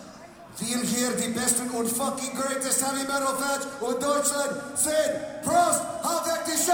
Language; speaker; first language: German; non-native, learner; English